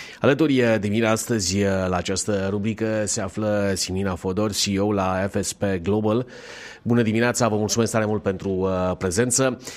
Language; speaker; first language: Romanian; native; Romanian